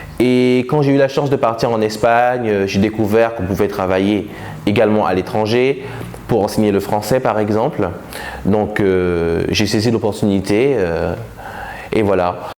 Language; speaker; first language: French; native; French